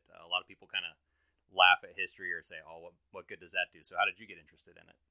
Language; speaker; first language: English; native; English